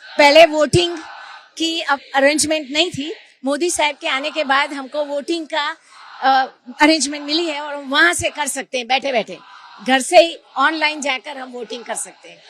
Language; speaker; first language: Hindi; non-native, local second language; Gujarati